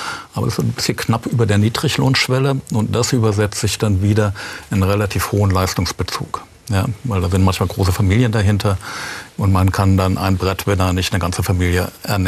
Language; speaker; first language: German; native; German